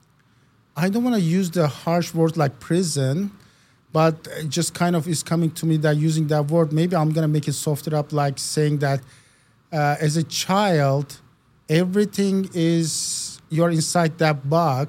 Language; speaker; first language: English; non-native, fluent; Turkish